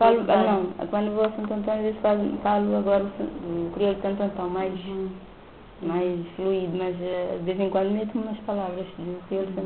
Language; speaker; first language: Portuguese; non-native, local second language; Kabuverdianu